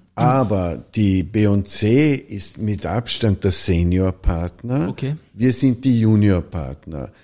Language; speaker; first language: German; native; German